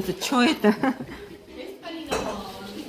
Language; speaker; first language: Russian; non-native, fluent; Korean